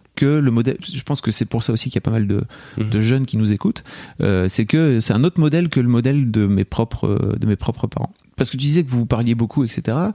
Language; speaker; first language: French; native; French